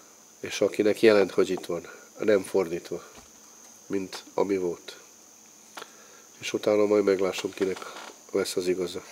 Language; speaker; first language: Hungarian; non-native, fluent; Serbian